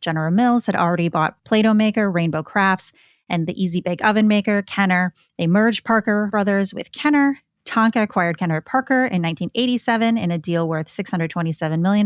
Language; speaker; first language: English; native; English